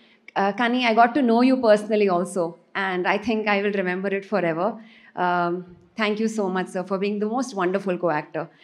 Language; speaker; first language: Telugu; non-native, learner; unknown